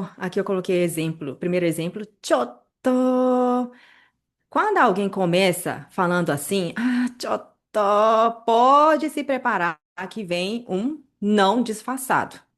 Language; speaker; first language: Portuguese; native; Portuguese